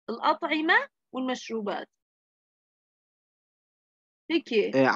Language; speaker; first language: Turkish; non-native, fluent; Arabic